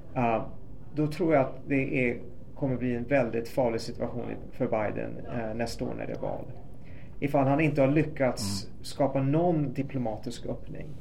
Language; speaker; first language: Swedish; early bilingual, other home language; Persian